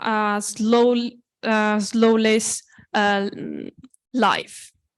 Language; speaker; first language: English; non-native, fluent; Italian